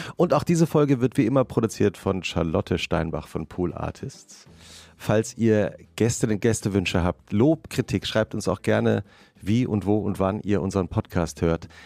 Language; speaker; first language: German; native; German